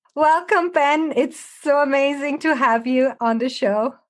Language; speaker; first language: English; non-native, fluent; German